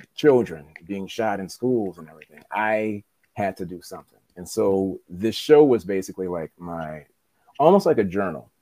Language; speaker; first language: English; native; English